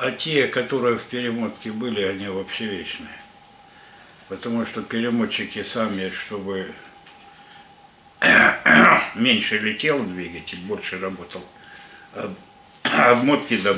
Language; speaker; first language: Russian; native; Russian